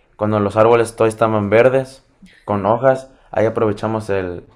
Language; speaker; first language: Spanish; early bilingual, heritage; Spanish